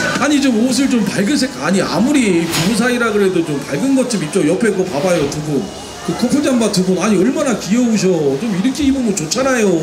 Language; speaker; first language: Korean; native; Korean